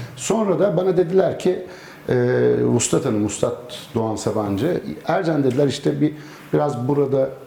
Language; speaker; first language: Turkish; native; Turkish